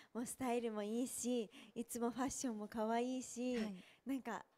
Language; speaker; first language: Japanese; early bilingual, heritage; English